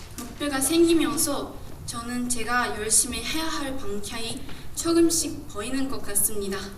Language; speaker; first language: Korean; non-native, learner; Japanese